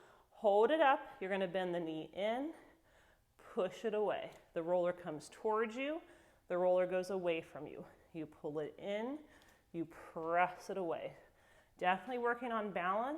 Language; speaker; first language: English; native; English